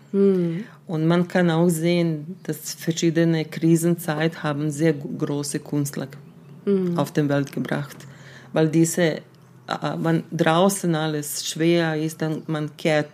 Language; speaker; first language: German; non-native, fluent; Serbian